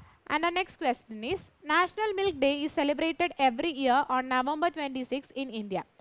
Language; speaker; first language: English; non-native, local second language; Malayalam